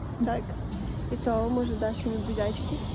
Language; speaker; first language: Polish; non-native, fluent; Russian